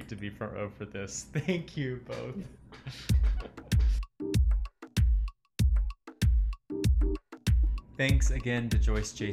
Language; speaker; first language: English; native; English